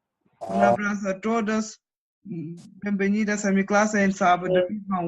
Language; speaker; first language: Spanish; non-native, learner; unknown